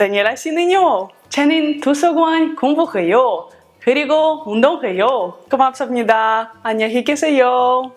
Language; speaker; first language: Korean; non-native, learner; Russian